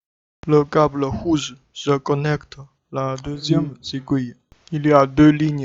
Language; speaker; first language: French; non-native, learner; Chinese